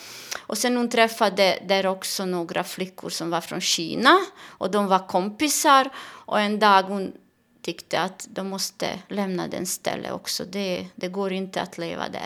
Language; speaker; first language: Swedish; non-native, learner; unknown